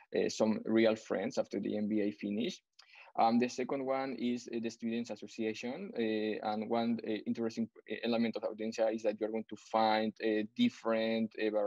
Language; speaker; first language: English; non-native, fluent; Spanish